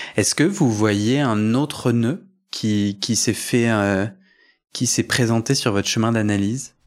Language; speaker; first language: French; early bilingual, other home language; Spanish